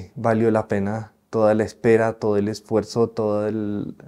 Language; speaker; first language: Spanish; native; Spanish